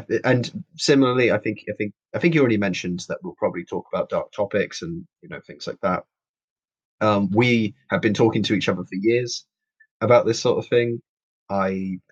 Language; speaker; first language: English; native; English